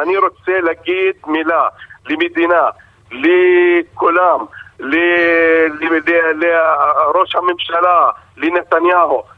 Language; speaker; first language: Hebrew; non-native, local second language; Arabic